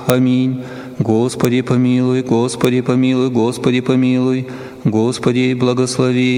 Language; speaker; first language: Russian; native; Russian